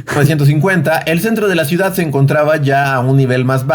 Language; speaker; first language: Spanish; native; Spanish